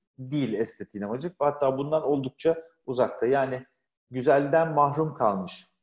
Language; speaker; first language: Turkish; native; Turkish